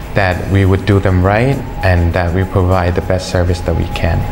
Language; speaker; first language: English; early bilingual, other home language; Thai